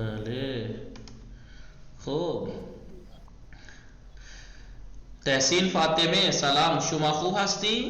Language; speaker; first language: Persian; non-native, fluent; Urdu